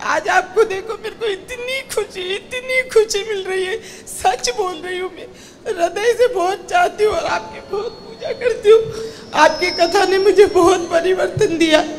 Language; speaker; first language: Hindi; non-native, local second language; Gujarati